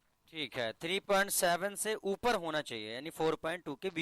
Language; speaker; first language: Hindi; native; Hindi